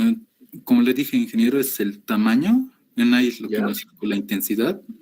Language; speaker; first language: Spanish; native; Spanish